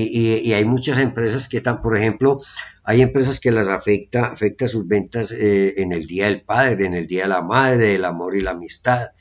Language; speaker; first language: Spanish; native; Spanish